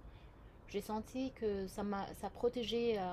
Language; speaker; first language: French; non-native, fluent; Arabic